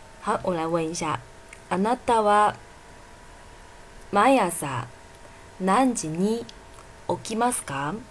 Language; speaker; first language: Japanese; non-native, fluent; Chinese